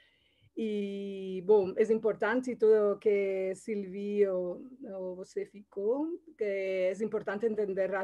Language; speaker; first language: Portuguese; non-native, learner; Spanish